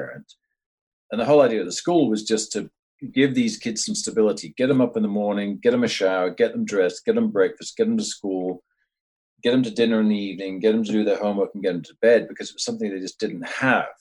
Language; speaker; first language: English; native; English